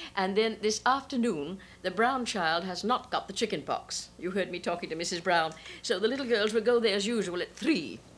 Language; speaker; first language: English; native; English